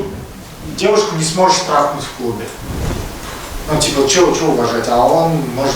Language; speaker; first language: Russian; native; Russian